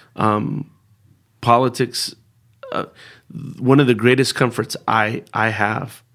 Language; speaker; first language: English; early bilingual, other home language; Spanish